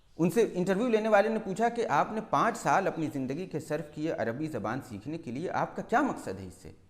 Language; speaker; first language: Urdu; native; Urdu